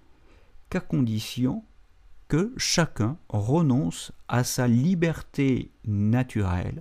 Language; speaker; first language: French; native; French